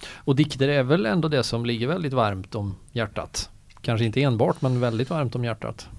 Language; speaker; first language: Swedish; native; Swedish